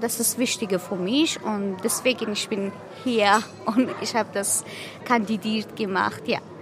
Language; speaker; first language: German; non-native, learner; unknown